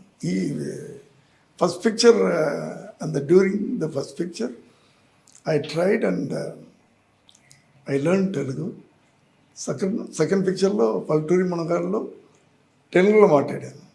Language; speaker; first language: Telugu; non-native, learner; Tamil